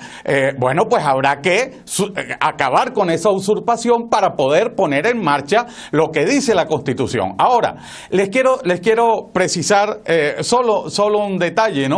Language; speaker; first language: Spanish; native; Spanish